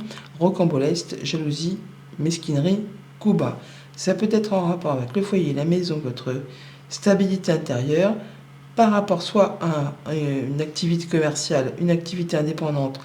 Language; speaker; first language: French; native; French